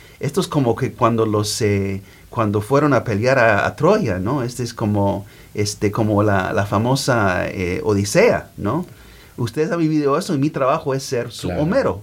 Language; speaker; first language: Spanish; early bilingual, heritage; Spanish